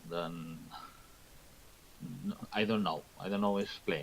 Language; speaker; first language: English; non-native, learner; Catalan